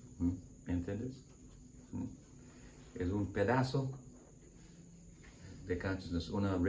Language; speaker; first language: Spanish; non-native, learner; English